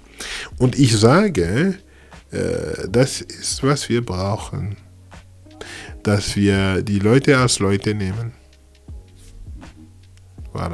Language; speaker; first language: German; non-native, fluent; French